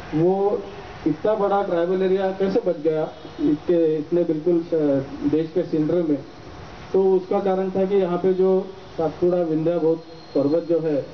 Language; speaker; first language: Hindi; non-native, local second language; Marathi